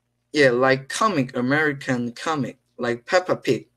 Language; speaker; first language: English; non-native, learner; Korean